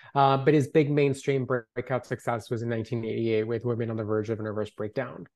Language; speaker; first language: English; non-native, fluent; Spanish